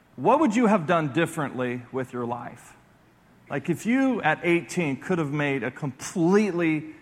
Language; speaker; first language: English; native; English